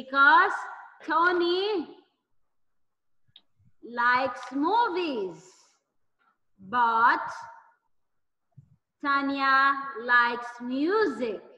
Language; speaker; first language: English; non-native, fluent; Thai